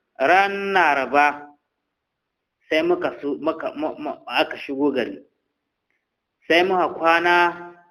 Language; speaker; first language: Hausa; non-native, local second language; Fula